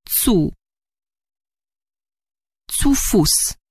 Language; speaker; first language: German; non-native, learner; Ukrainian